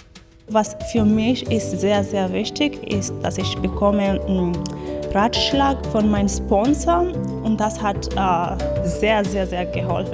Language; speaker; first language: German; non-native, learner; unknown